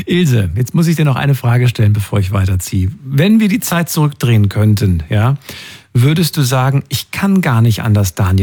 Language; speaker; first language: German; native; German